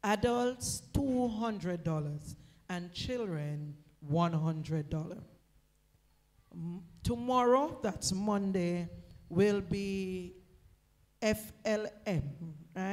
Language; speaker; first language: English; non-native, local second language; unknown